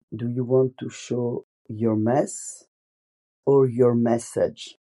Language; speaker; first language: English; non-native, fluent; Italian